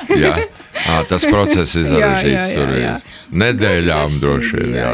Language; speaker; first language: Latvian; native; Latvian